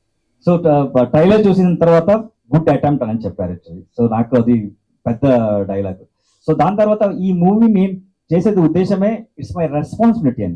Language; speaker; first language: Telugu; non-native, learner; Kannada